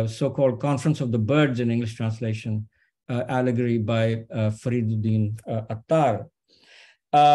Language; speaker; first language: English; non-native, local second language; Urdu